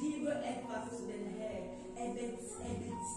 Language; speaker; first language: German; non-native, fluent; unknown